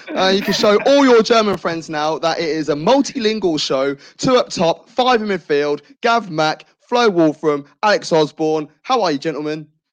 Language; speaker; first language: English; native; English